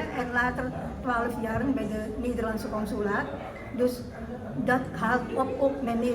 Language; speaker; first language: Dutch; early bilingual, heritage; Indonesian